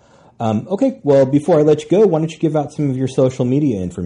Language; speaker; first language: English; native; English